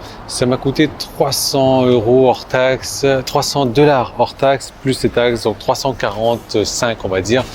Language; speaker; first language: French; native; French